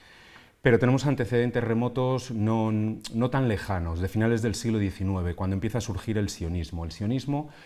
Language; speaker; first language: Spanish; native; Spanish